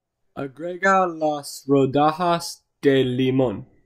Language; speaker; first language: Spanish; non-native, learner; English